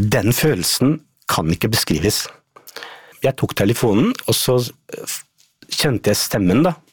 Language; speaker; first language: Norwegian; non-native, fluent; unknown